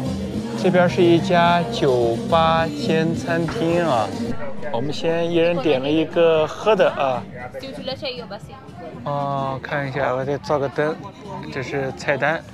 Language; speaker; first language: Chinese; native; Chinese